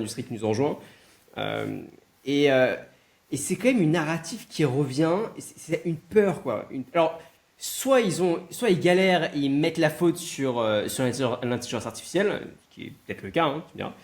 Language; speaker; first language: French; native; French